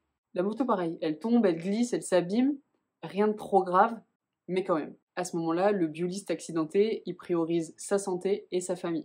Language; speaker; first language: French; native; French